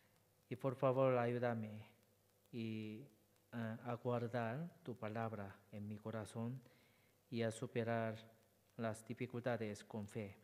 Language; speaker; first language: Spanish; non-native, learner; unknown